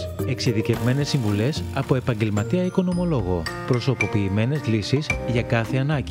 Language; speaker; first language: Greek; native; Greek